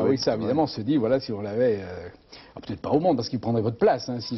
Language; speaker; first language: French; native; French